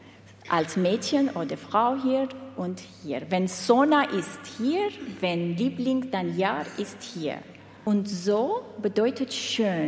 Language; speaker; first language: German; non-native, learner; Armenian